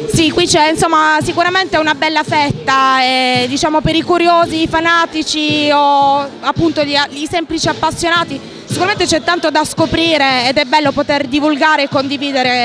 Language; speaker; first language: Italian; native; Italian